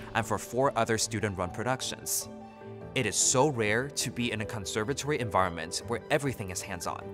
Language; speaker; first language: English; early bilingual, other home language; Chinese